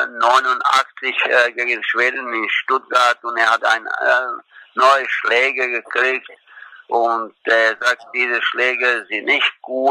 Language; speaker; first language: German; non-native, learner; Croatian